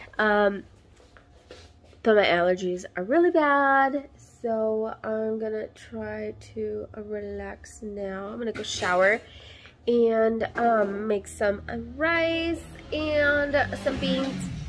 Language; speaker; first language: English; early bilingual, other home language; Spanish